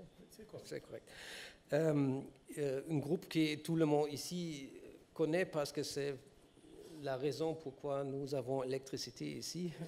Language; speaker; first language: French; non-native, learner; German